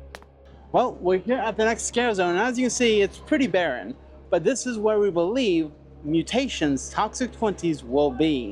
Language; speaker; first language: English; native; English